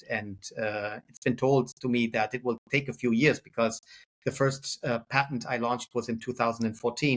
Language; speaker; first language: English; non-native, fluent; German